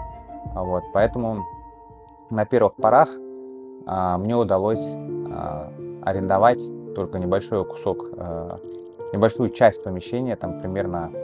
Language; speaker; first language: Russian; native; Russian